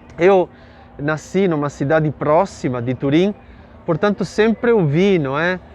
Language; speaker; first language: Portuguese; non-native, fluent; Italian